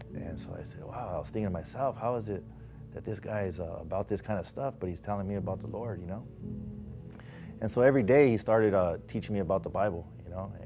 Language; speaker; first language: English; native; English